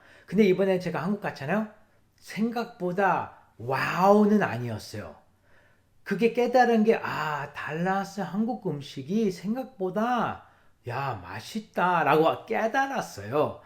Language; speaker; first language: Korean; early bilingual, heritage; English